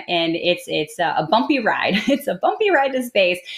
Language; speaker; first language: English; native; English